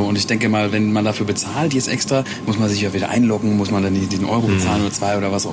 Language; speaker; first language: German; native; German